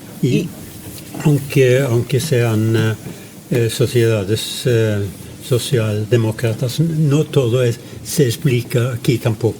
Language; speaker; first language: Spanish; non-native, fluent; Norwegian